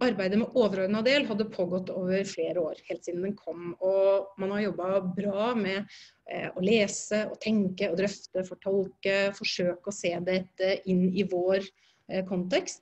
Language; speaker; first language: Norwegian; native; Norwegian